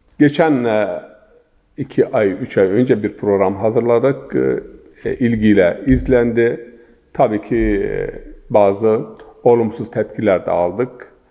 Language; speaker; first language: Turkish; non-native, local second language; Zaza